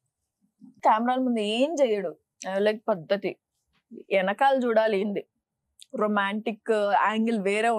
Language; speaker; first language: Telugu; native; Telugu